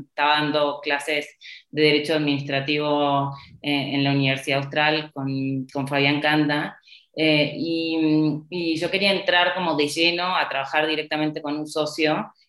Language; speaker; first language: Spanish; native; Spanish